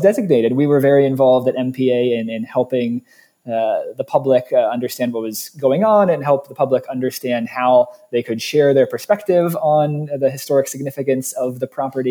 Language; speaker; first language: English; native; English